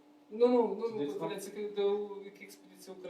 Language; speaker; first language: Romanian; non-native, learner; Ukrainian